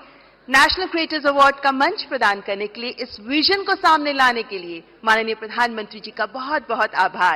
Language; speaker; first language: Hindi; native; Hindi